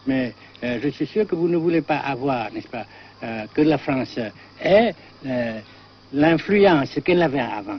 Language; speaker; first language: French; non-native, local second language; Vietnamese